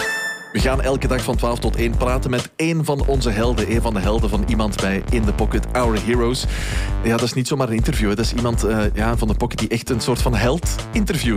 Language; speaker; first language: Dutch; native; Dutch